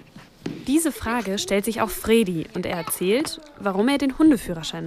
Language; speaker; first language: German; native; German